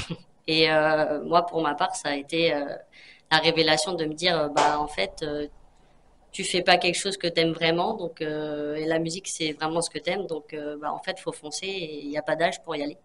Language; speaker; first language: French; native; French